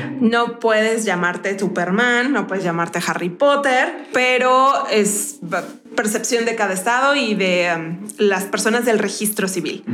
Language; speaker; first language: Spanish; native; Spanish